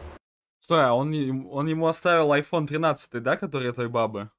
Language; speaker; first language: Russian; native; Russian